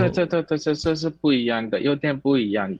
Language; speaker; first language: Chinese; non-native, learner; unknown